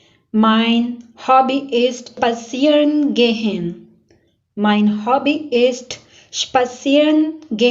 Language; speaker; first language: German; non-native, fluent; Urdu